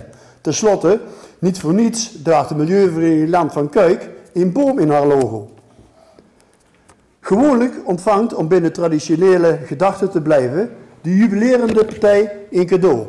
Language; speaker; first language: Dutch; native; Dutch